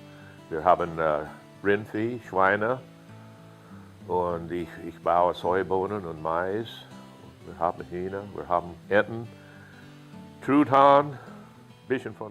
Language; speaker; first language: German; early bilingual, heritage; German